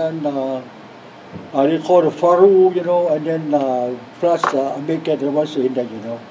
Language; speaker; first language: English; non-native, learner; Lao